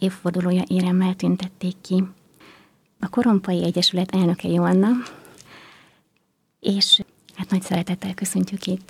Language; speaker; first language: Hungarian; native; Hungarian